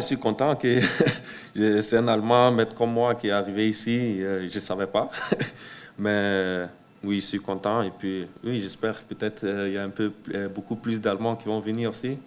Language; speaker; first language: French; early bilingual, heritage; French